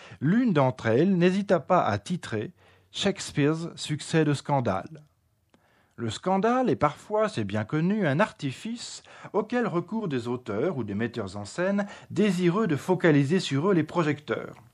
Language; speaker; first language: French; native; French